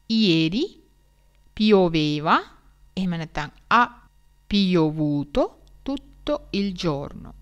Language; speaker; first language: Italian; non-native, fluent; Sinhala